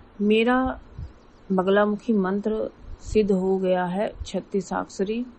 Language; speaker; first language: Hindi; native; Hindi